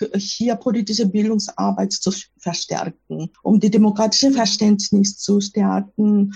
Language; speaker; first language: German; non-native, fluent; Japanese